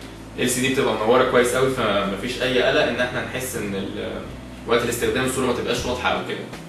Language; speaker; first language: Arabic; native; Arabic